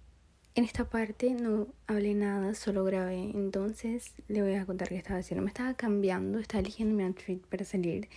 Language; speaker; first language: Spanish; non-native, fluent; Portuguese